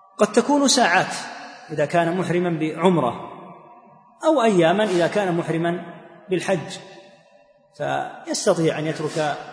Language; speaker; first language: Arabic; native; Arabic